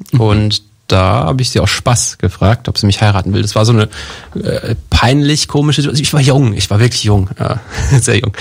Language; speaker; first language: German; native; German